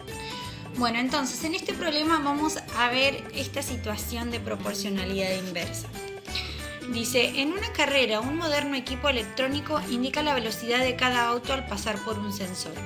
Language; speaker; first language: Spanish; native; Spanish